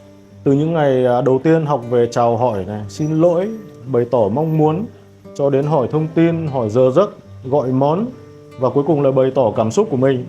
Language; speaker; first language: Vietnamese; native; Vietnamese